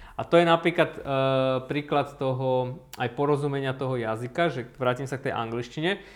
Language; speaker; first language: Slovak; early bilingual, other home language; Armenian